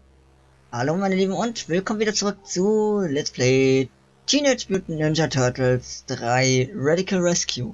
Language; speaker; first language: German; native; German